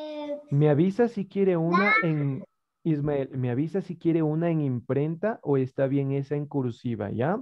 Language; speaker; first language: Spanish; native; Spanish